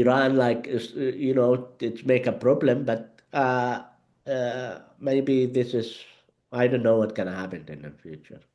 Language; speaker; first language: English; non-native, learner; Arabic